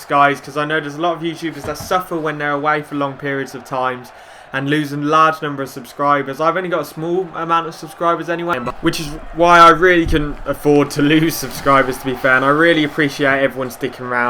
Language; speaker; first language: English; native; English